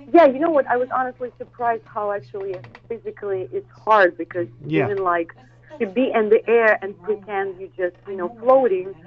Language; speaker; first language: English; non-native, fluent; Russian